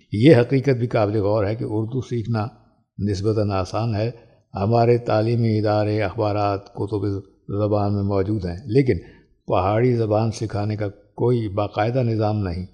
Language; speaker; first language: Urdu; non-native, local second language; Pahari-Potwari